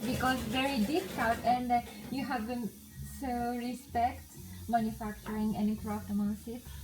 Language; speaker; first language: English; non-native, learner; Japanese